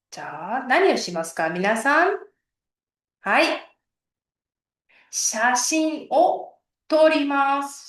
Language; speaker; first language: Japanese; non-native, learner; Uzbek